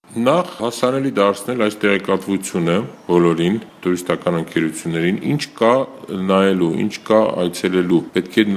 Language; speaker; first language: Armenian; native; Armenian